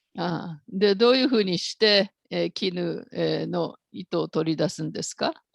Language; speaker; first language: Japanese; non-native, fluent; English